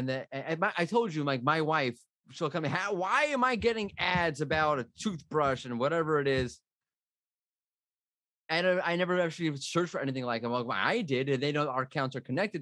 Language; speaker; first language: English; native; English